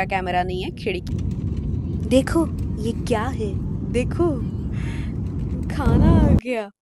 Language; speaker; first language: Hindi; non-native, local second language; Marathi